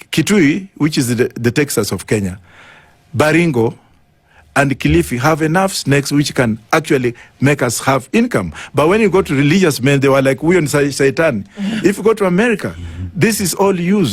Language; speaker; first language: English; non-native, local second language; Luyia